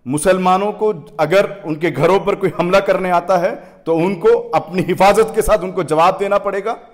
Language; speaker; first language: Hindi; native; Hindi